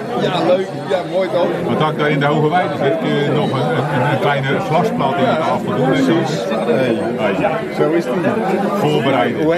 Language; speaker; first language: Dutch; native; Dutch